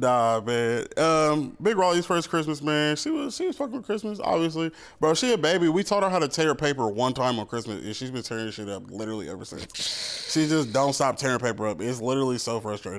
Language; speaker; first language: English; native; English